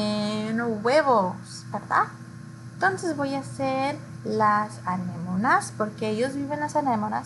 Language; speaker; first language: Spanish; early bilingual, heritage; Spanish